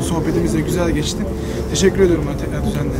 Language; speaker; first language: Turkish; native; Turkish